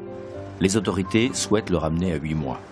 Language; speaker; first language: French; native; French